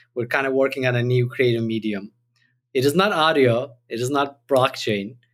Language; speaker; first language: English; non-native, fluent; Turkish